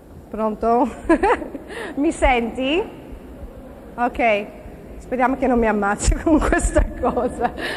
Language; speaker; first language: Italian; non-native, fluent; English